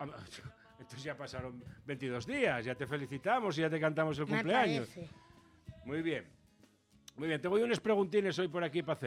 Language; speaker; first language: Spanish; native; Spanish